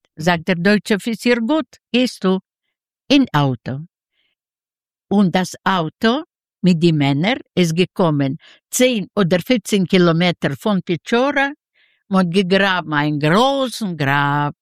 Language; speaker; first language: German; non-native, learner; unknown